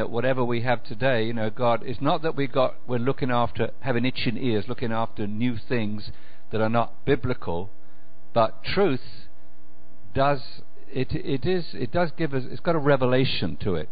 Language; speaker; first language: English; native; English